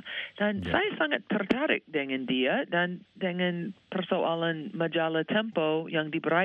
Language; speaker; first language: Indonesian; non-native, fluent; English